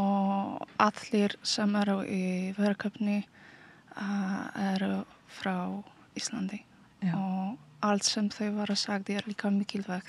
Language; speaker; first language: Icelandic; non-native, learner; Polish